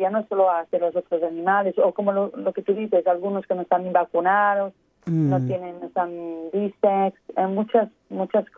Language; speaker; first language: Spanish; native; Spanish